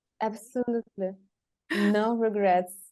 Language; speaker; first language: English; non-native, fluent; Russian